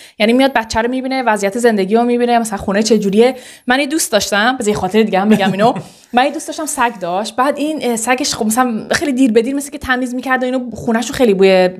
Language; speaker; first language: Persian; native; Persian